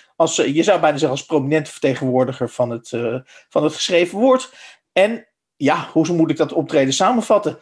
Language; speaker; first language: Dutch; native; Dutch